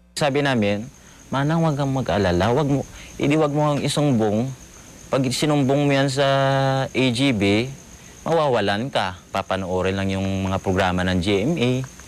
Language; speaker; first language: Filipino; non-native, local second language; Hiligaynon